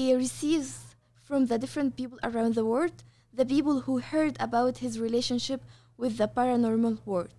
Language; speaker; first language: English; non-native, fluent; Arabic